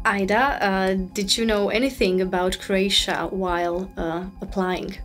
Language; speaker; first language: English; non-native, fluent; Croatian